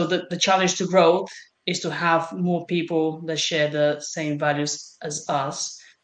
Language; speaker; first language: English; non-native, fluent; Bulgarian